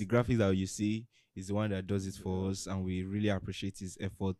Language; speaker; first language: English; non-native, local second language; Yoruba